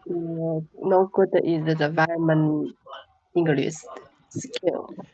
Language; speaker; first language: English; non-native, learner; Chinese